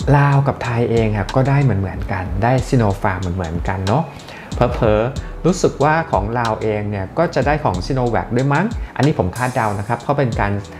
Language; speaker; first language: Thai; native; Thai